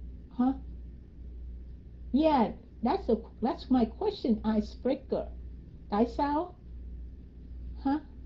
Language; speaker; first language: English; non-native, fluent; Vietnamese